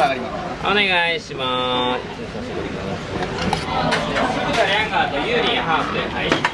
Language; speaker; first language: Japanese; native; Japanese